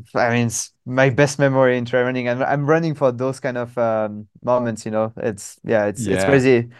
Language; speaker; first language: English; non-native, fluent; French